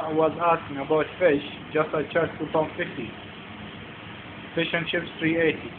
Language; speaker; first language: English; non-native, learner; Turkish